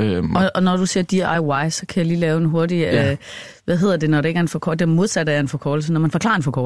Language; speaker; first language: Danish; native; Danish